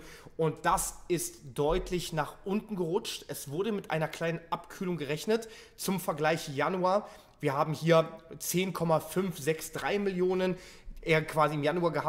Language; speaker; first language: German; native; German